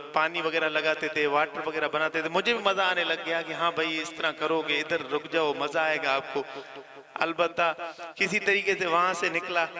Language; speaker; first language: Urdu; non-native, local second language; Saraiki